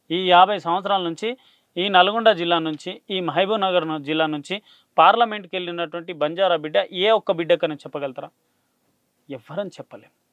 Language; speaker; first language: Telugu; non-native, local second language; Lambadi